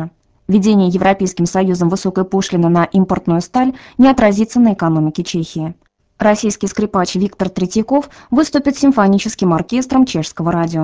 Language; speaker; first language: Russian; native; Russian